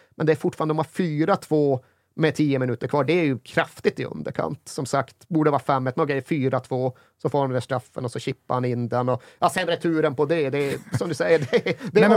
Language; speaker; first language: Swedish; native; Swedish